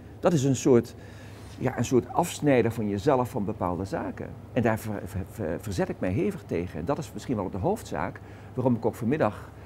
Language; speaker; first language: Dutch; native; Dutch